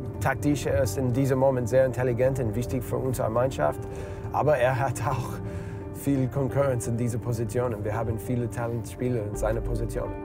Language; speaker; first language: German; non-native, learner; English